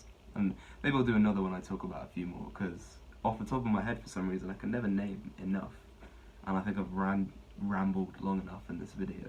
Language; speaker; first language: English; native; English